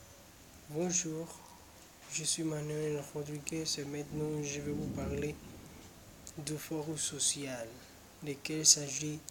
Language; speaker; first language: French; non-native, learner; Spanish